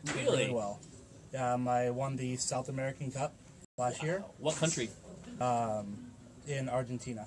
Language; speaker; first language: English; native; English